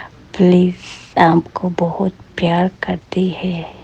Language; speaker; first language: Hindi; non-native, fluent; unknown